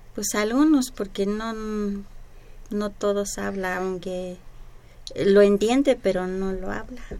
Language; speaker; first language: Spanish; non-native, local second language; Mixtepec Mixtec